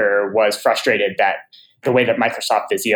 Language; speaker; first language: English; native; English